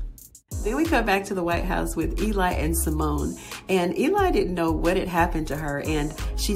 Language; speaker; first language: English; native; English